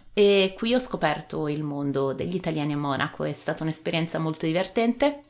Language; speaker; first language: Italian; native; Italian